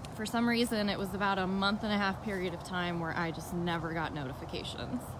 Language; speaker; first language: English; native; English